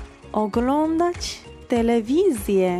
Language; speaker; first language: Polish; non-native, fluent; Georgian